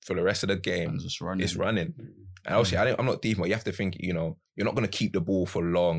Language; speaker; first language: English; native; English